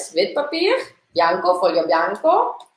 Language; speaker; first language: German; non-native, learner; Dutch